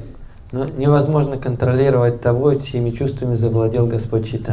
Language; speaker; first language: Russian; native; Russian